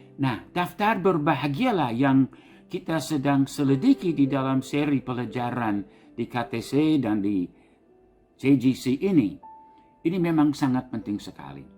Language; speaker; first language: Indonesian; non-native, fluent; English